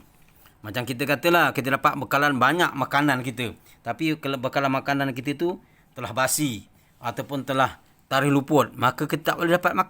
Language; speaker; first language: Malay; native; Malay